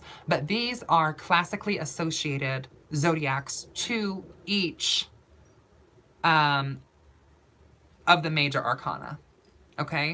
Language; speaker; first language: English; native; English